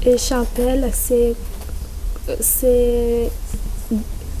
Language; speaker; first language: French; non-native, local second language; Comorian